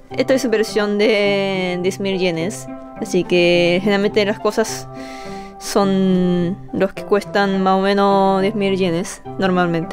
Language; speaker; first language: Spanish; non-native, fluent; Japanese